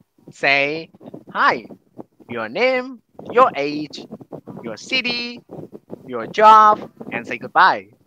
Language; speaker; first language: English; non-native, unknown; Vietnamese